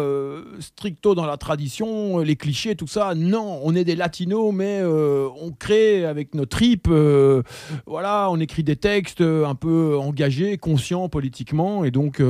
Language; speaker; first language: French; native; French